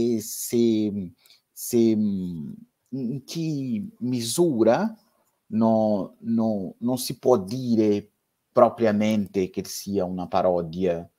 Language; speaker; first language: Italian; non-native, fluent; Portuguese